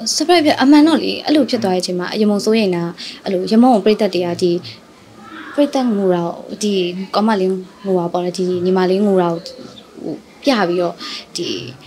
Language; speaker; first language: Burmese; native; Burmese